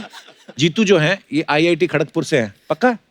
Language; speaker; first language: Hindi; native; Hindi